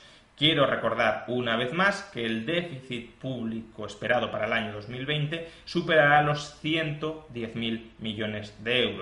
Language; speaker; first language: Spanish; native; Spanish